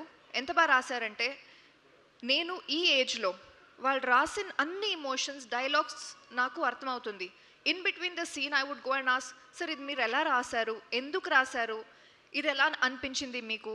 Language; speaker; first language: Telugu; non-native, learner; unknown